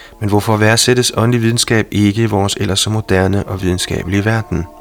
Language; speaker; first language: Danish; native; Danish